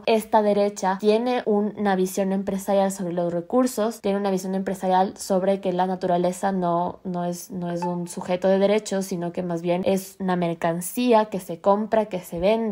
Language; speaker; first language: Spanish; native; Spanish